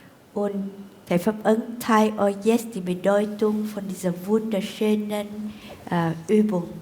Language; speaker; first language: German; non-native, fluent; Vietnamese